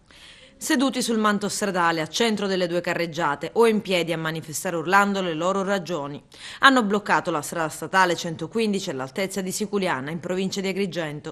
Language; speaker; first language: Italian; native; Italian